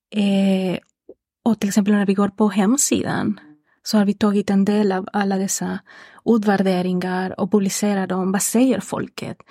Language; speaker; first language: Swedish; non-native, fluent; Spanish